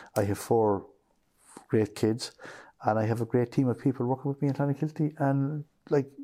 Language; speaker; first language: English; native; English